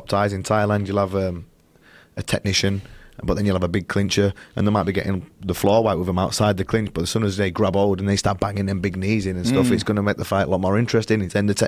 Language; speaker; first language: English; native; English